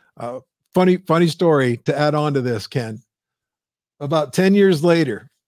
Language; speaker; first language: English; native; English